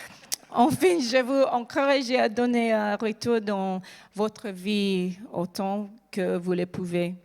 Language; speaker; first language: French; non-native, learner; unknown